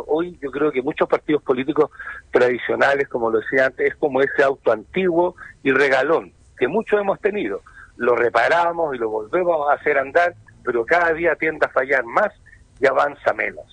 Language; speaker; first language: Spanish; native; Spanish